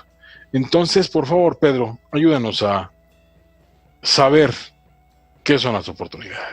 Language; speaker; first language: Spanish; native; Spanish